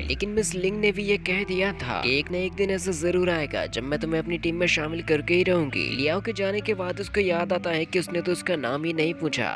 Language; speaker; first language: Hindi; native; Hindi